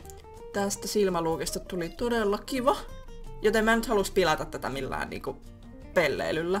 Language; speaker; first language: Finnish; native; Finnish